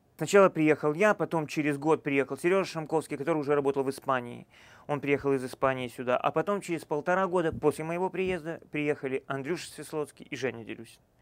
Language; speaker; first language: Russian; native; Russian